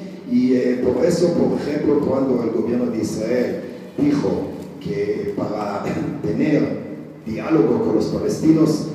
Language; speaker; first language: Spanish; non-native, fluent; Hebrew